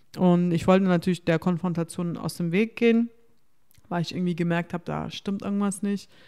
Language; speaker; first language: German; early bilingual, other home language; Turkish